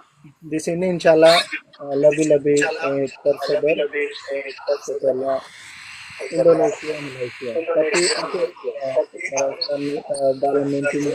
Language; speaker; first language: Indonesian; non-native, learner; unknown